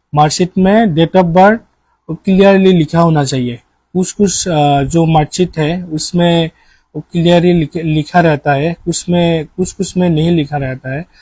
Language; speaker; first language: Hindi; non-native, local second language; Assamese